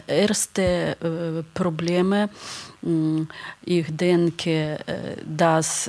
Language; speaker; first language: German; non-native, learner; Ukrainian